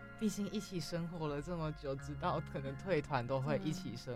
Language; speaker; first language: Chinese; native; Chinese